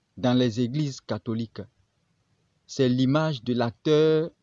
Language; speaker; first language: French; non-native, local second language; Baoulé